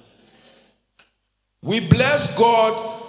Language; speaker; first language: English; non-native, local second language; Akan